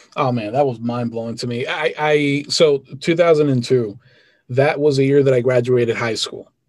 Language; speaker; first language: English; early bilingual, other home language; Spanish